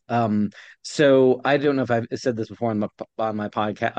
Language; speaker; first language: English; native; English